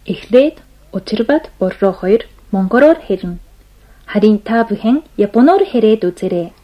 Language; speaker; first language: Mongolian; non-native, fluent; Japanese